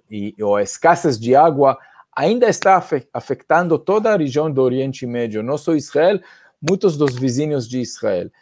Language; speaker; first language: Portuguese; non-native, fluent; Hebrew